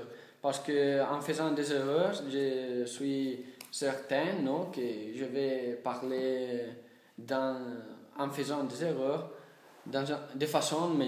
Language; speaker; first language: French; non-native, learner; Italian